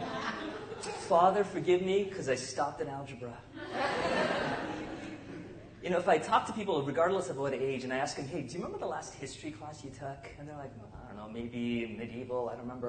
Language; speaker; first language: English; non-native, local second language; Tamil